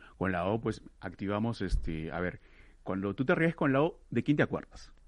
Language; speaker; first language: Spanish; native; Spanish